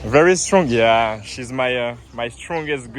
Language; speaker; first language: English; non-native, learner; French